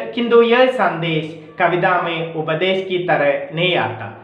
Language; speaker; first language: Hindi; non-native, local second language; Malayalam